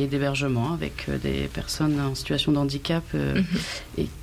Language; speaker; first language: French; native; French